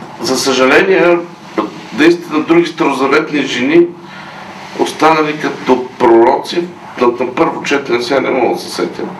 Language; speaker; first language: Bulgarian; native; Bulgarian